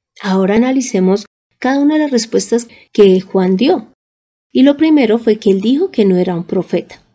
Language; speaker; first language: Spanish; native; Spanish